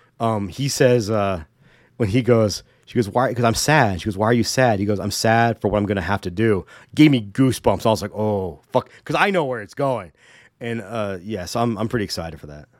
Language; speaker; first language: English; native; English